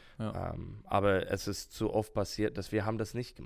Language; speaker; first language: German; non-native, learner; English